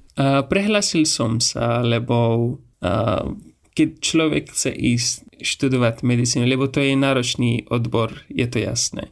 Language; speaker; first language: Slovak; non-native, fluent; Persian